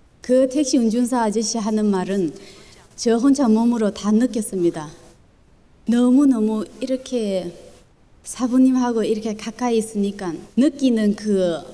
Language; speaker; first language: Korean; early bilingual, other home language; Chinese